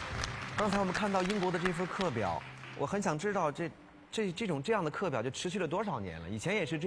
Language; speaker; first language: Chinese; native; Chinese